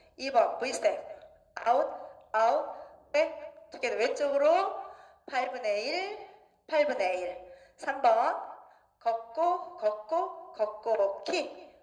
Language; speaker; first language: Korean; native; Korean